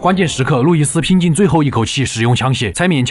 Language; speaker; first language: Chinese; native; Chinese